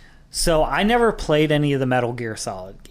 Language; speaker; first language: English; native; English